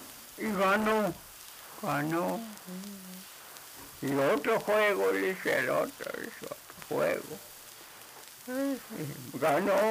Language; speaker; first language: Spanish; non-native, local second language; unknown